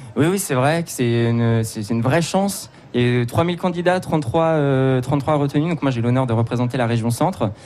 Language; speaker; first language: French; native; French